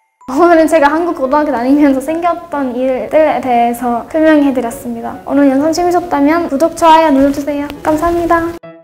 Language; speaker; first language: Korean; non-native, fluent; English